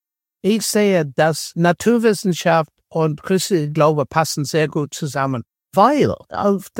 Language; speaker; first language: German; non-native, fluent; English